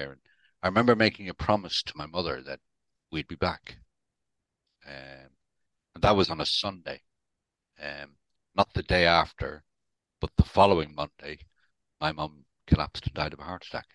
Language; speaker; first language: English; native; English